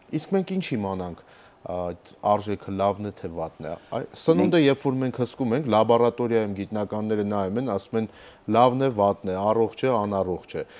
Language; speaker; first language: Armenian; native; Armenian